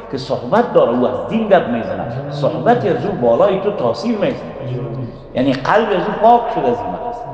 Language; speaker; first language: Persian; native; Persian